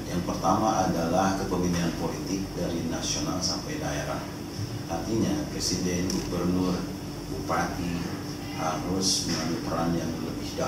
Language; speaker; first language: Indonesian; native; Indonesian